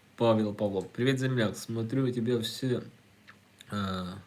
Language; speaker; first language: Russian; non-native, local second language; Ukrainian